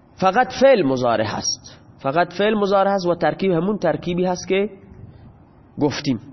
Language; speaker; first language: Persian; non-native, local second language; Baluchi